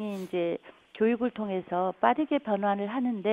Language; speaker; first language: Korean; native; Korean